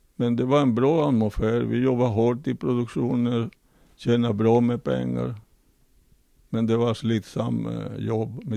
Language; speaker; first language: Swedish; non-native, fluent; Spanish